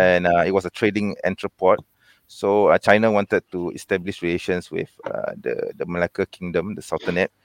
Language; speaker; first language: English; non-native, local second language; Malay